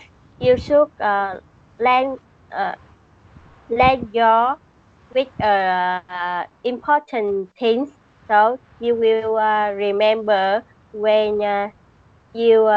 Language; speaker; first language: English; non-native, learner; Vietnamese